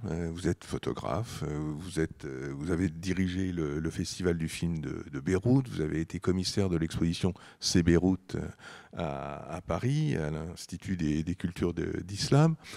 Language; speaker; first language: French; native; French